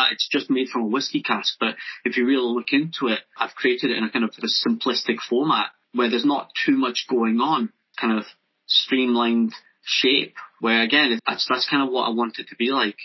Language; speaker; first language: English; native; English